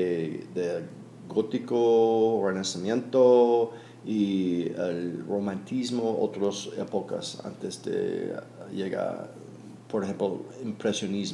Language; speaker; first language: Spanish; non-native, fluent; English